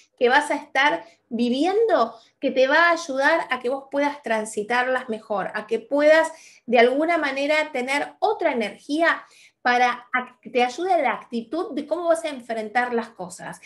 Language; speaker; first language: Spanish; native; Spanish